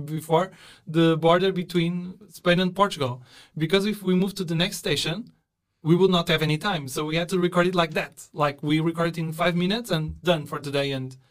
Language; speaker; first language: English; non-native, fluent; Portuguese